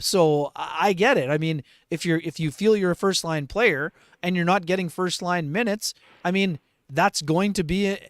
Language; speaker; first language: English; native; English